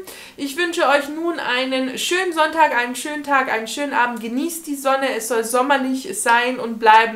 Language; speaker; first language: German; native; German